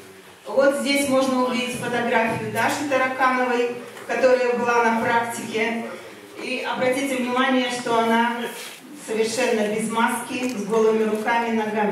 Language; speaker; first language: Russian; native; Russian